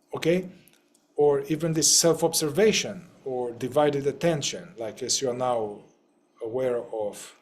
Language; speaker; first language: English; non-native, fluent; Romanian